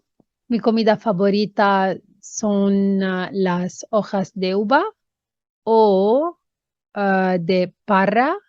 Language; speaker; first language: Spanish; non-native, fluent; English